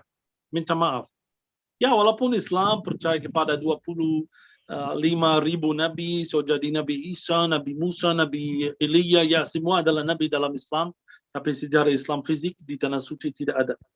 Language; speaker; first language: Indonesian; non-native, fluent; Arabic